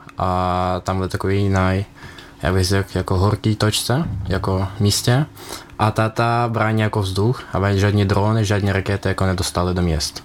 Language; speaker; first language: Czech; non-native, learner; Ukrainian